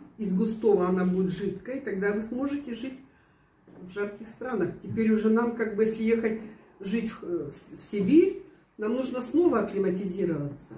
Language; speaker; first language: Russian; native; Russian